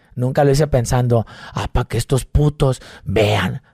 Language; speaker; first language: Spanish; native; Spanish